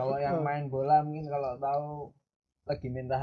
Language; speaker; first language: Indonesian; native; Indonesian